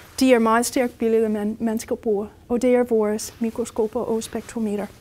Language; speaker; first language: Danish; non-native, fluent; English